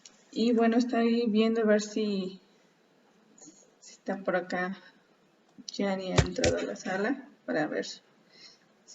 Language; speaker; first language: Spanish; native; Spanish